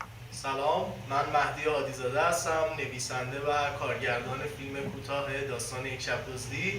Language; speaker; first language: Persian; native; Persian